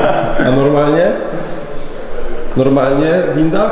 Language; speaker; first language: Polish; native; Polish